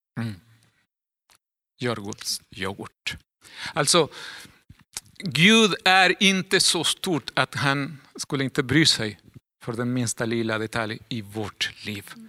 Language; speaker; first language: Swedish; non-native, fluent; Spanish